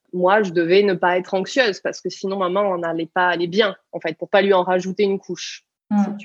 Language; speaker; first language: French; native; French